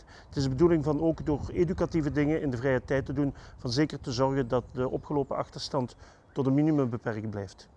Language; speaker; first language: Dutch; native; Dutch